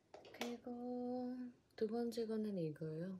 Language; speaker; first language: Korean; non-native, fluent; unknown